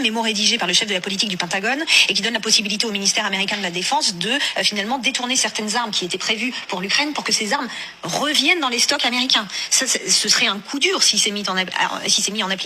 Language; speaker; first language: French; native; French